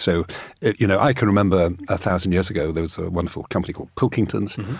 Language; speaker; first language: English; native; English